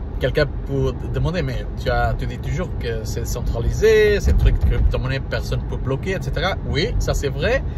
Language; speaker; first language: French; non-native, learner; Portuguese